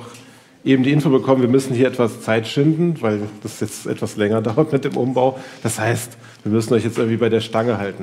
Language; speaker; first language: German; native; German